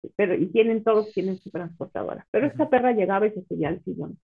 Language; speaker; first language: Spanish; native; Spanish